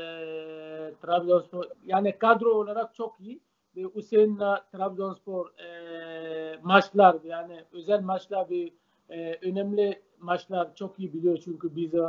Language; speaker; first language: Turkish; non-native, learner; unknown